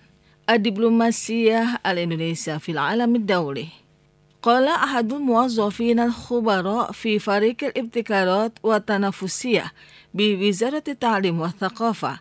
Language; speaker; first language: Arabic; non-native, fluent; Indonesian